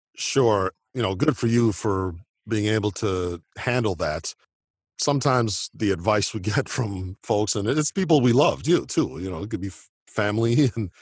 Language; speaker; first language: English; native; English